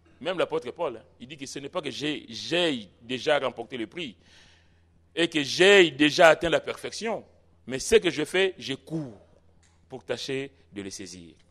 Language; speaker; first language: French; non-native, local second language; Lingala